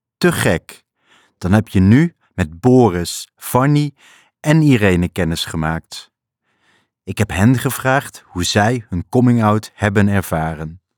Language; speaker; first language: Dutch; native; Dutch